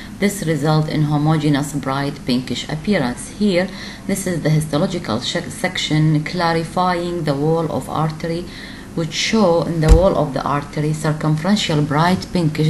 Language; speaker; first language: English; non-native, fluent; Arabic